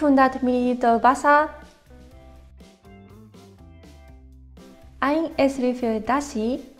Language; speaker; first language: German; non-native, fluent; Japanese